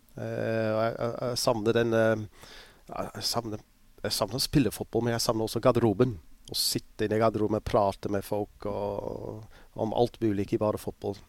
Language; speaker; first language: Norwegian; non-native, fluent; English